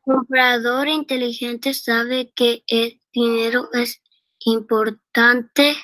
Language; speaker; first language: Spanish; early bilingual, heritage; Spanish